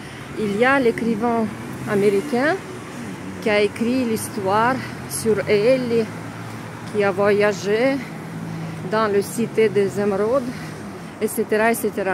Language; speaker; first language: French; non-native, fluent; Russian